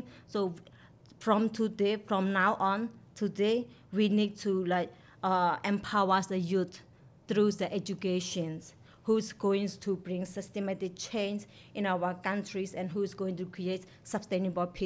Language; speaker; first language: English; non-native, learner; Burmese